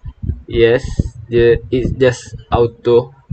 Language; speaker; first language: English; non-native, local second language; Malay